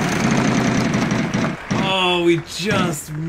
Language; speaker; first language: English; native; English